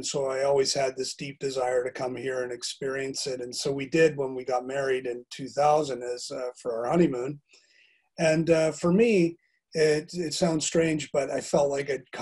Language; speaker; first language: English; native; English